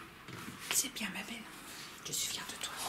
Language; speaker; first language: French; native; French